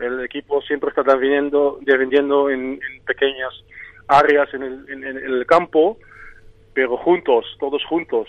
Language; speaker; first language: Spanish; non-native, fluent; Dutch